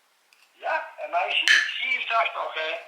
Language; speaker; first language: Dutch; native; Dutch